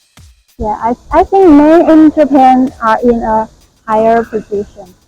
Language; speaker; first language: English; non-native, learner; Chinese